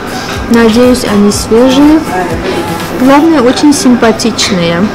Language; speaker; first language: Russian; non-native, fluent; Armenian